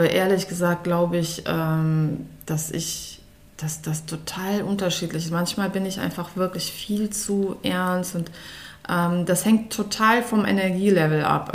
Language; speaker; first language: German; early bilingual, other home language; Russian